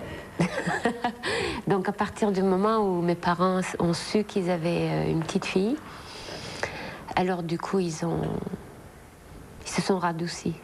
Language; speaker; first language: French; non-native, local second language; Arabic